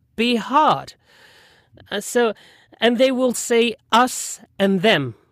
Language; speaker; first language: English; non-native, fluent; French